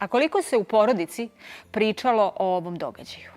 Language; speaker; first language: Serbian; native; Serbian